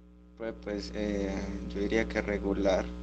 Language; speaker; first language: Spanish; native; Spanish